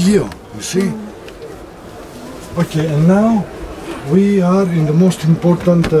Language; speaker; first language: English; non-native, learner; Greek